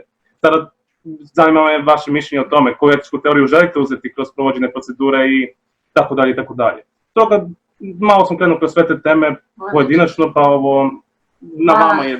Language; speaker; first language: Bosnian; native; Bosnian